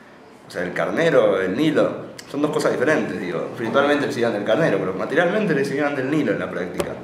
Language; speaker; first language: Spanish; native; Spanish